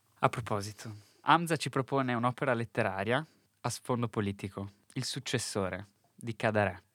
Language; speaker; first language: Italian; native; Italian